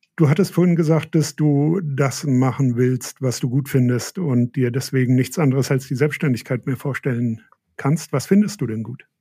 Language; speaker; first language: German; native; German